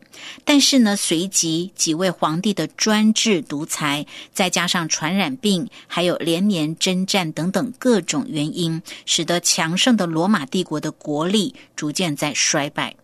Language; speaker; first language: Chinese; native; Chinese